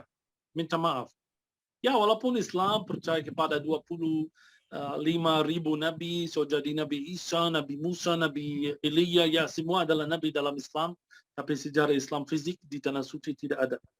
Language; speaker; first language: Indonesian; non-native, fluent; Arabic